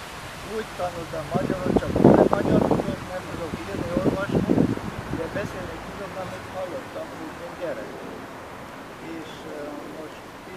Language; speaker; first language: Hungarian; early bilingual, heritage; Hungarian